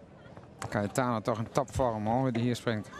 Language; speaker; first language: Dutch; native; Dutch